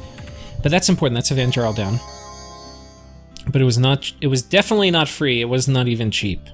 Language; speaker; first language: English; native; English